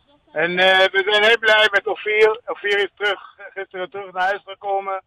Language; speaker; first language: Dutch; non-native, learner; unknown